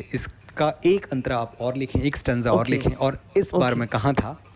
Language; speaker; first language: Hindi; native; Hindi